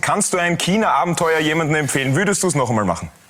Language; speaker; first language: German; native; German